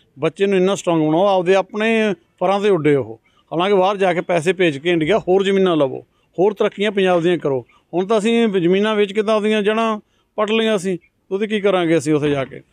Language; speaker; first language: Punjabi; native; Punjabi